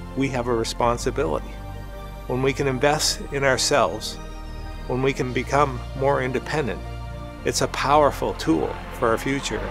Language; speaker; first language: English; native; English